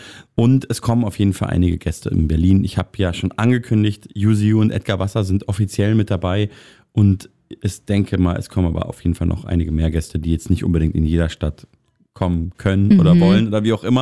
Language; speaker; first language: German; native; German